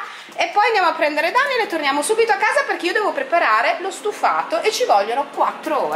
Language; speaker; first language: Italian; native; Italian